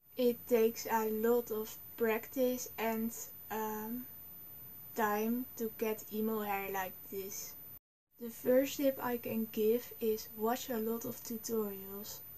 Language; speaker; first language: English; non-native, learner; Dutch